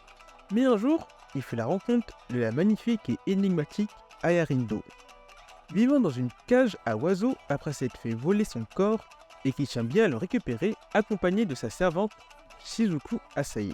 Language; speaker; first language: French; native; French